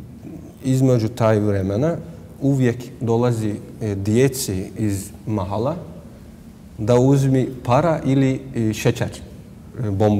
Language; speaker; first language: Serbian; non-native, learner; Turkish